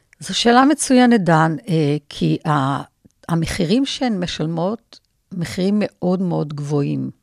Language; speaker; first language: Hebrew; native; Hebrew